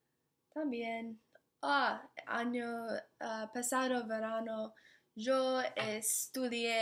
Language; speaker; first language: Spanish; non-native, learner; English